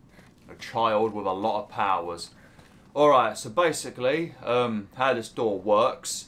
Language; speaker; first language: English; native; English